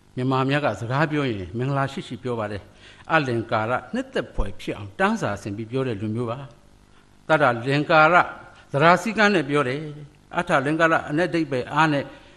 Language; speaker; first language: Burmese; native; Burmese